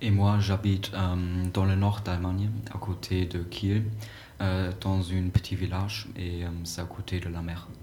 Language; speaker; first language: French; non-native, learner; German